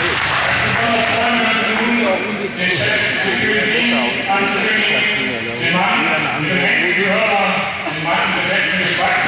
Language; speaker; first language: German; native; German